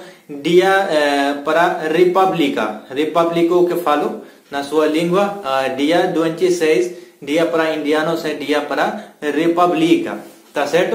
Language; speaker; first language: Portuguese; non-native, learner; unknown